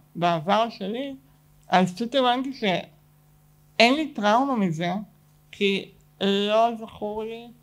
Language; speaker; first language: Hebrew; native; Hebrew